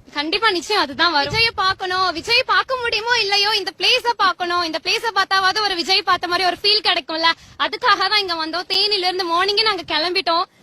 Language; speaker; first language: Tamil; native; Tamil